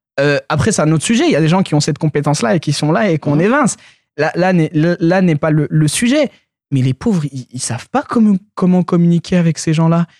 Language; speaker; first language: French; early bilingual, other home language; Arabic